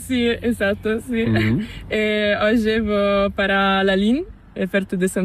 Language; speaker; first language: Spanish; non-native, learner; Italian